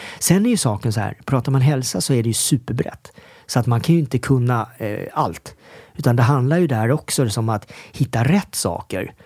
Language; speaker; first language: Swedish; early bilingual, other home language; Korean